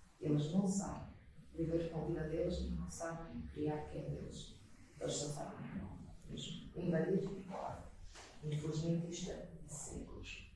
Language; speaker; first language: Portuguese; non-native, fluent; Russian